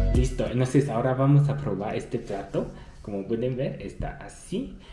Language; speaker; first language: Spanish; non-native, fluent; Chinese